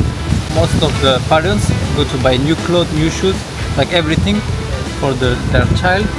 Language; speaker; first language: English; non-native, learner; Arabic